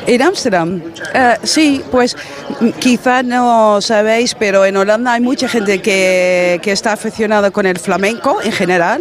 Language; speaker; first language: Spanish; non-native, fluent; Dutch